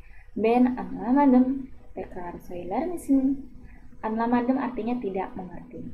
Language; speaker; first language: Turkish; non-native, fluent; Indonesian